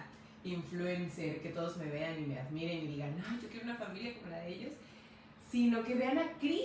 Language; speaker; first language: Spanish; native; Spanish